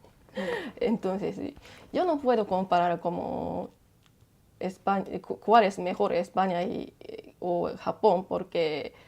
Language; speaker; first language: Spanish; non-native, learner; Japanese